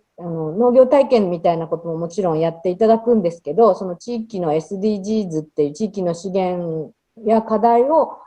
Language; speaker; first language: Japanese; native; Japanese